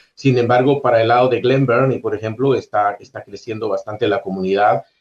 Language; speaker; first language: Spanish; native; Spanish